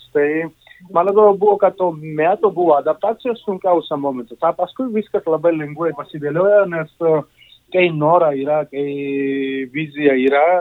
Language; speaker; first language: Lithuanian; non-native, fluent; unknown